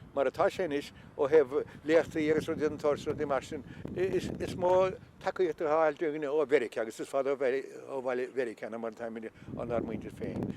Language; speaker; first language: Irish; native; Irish